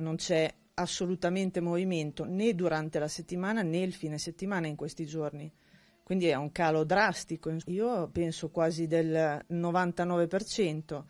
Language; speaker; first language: Italian; native; Italian